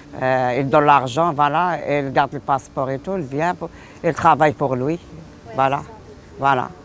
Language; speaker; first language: French; non-native, learner; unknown